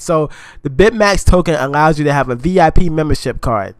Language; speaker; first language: English; native; English